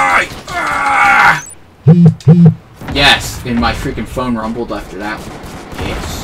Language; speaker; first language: English; native; English